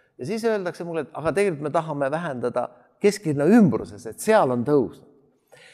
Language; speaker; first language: Estonian; native; Estonian